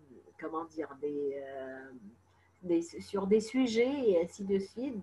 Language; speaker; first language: French; non-native, fluent; Arabic